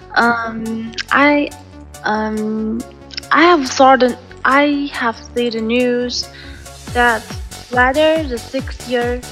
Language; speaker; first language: English; non-native, learner; Chinese